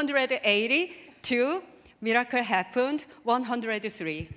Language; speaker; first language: English; non-native, learner; Korean